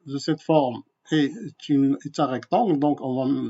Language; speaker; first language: French; non-native, local second language; Arabic